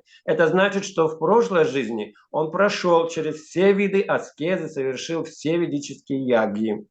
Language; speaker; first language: Russian; native; Russian